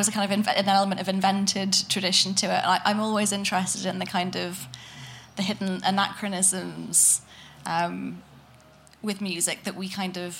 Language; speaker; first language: English; native; English